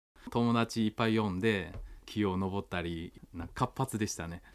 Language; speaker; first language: Japanese; non-native, fluent; Chinese